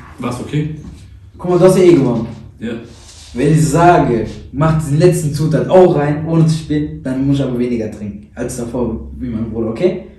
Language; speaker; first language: German; early bilingual, other home language; Turkish